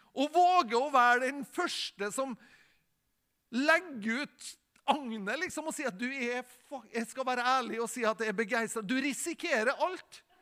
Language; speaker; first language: Norwegian; native; Norwegian